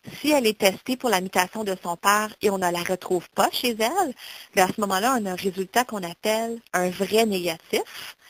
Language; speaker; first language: French; native; French